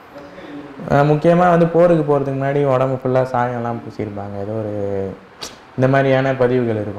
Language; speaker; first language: Tamil; native; Tamil